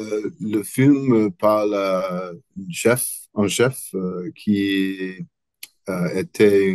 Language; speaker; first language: French; non-native, learner; English